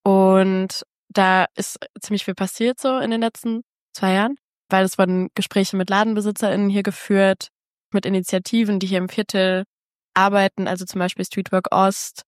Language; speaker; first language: German; native; German